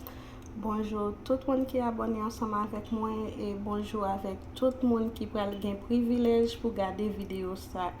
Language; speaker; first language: French; non-native, learner; Haitian Creole